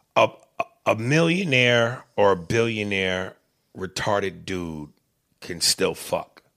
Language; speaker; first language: English; native; English